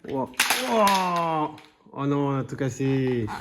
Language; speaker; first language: French; native; French